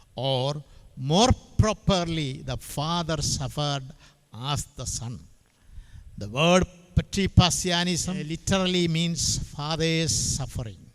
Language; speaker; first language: English; non-native, local second language; Malayalam